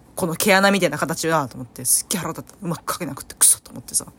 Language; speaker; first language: Japanese; early bilingual, other home language; Vietnamese